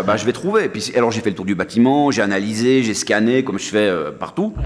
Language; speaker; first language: French; native; French